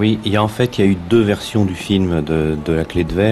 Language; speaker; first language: French; native; French